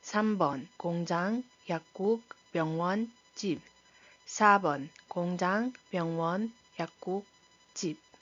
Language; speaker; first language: Korean; non-native, fluent; Iloko